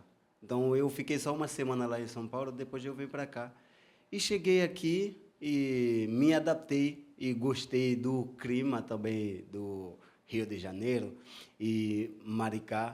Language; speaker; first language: Portuguese; non-native, fluent; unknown